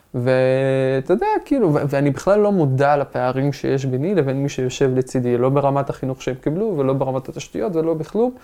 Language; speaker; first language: Hebrew; non-native, local second language; Arabic